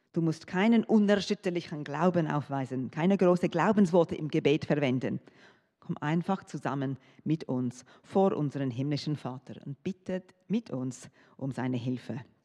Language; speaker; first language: German; non-native, fluent; English